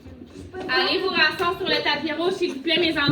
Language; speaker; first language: French; native; French